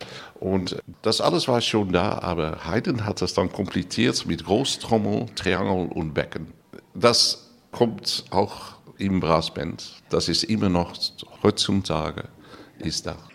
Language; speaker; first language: German; non-native, learner; Dutch